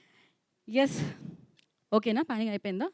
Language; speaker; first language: Telugu; native; Telugu